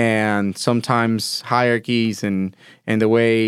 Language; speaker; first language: English; early bilingual, other home language; Spanish